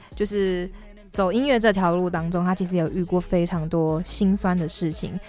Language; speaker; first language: Chinese; native; Chinese